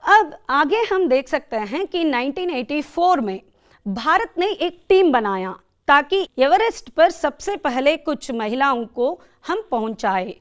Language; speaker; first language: Hindi; non-native, local second language; Kannada